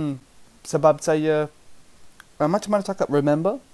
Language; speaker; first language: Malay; non-native, learner; English